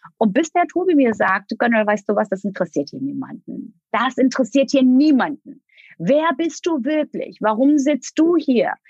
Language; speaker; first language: German; non-native, fluent; Turkish